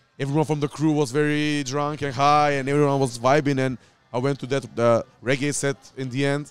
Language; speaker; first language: English; non-native, fluent; Macedonian